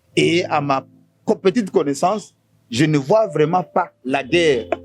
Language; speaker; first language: French; non-native, local second language; Swahili